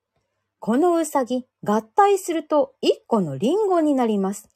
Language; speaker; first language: Japanese; native; Japanese